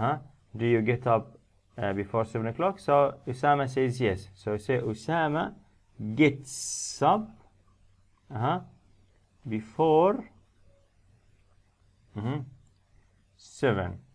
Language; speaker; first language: English; non-native, fluent; Arabic